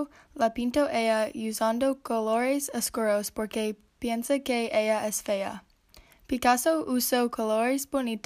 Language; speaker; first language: Spanish; non-native, learner; English